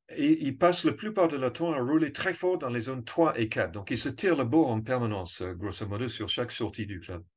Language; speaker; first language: French; non-native, fluent; English